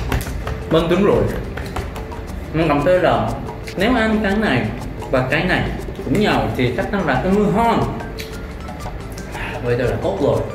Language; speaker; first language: Vietnamese; non-native, learner; Korean